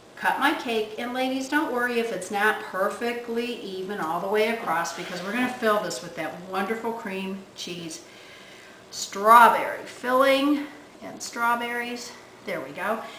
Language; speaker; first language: English; native; English